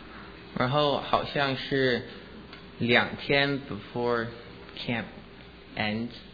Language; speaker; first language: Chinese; early bilingual, heritage; English